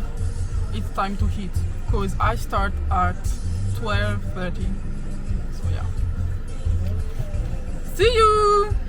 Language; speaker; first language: English; non-native, learner; Haitian Creole